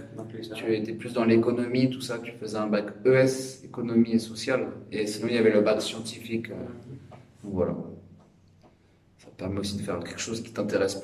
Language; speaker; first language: French; native; French